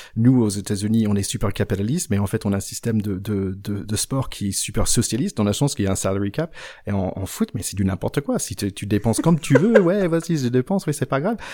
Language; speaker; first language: French; non-native, fluent; English